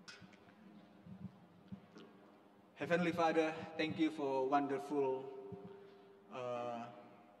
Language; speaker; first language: English; non-native, learner; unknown